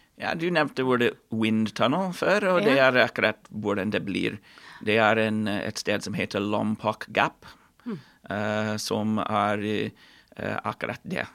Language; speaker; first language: Norwegian; non-native, fluent; English